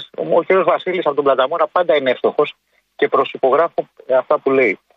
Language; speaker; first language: Greek; native; Greek